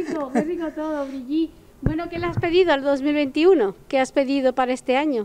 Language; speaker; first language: Spanish; native; Spanish